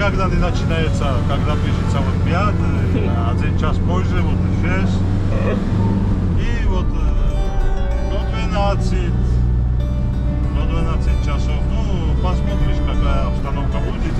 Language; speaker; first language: Russian; non-native, fluent; Georgian